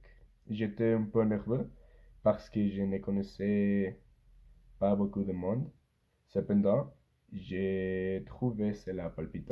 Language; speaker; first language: French; non-native, learner; Spanish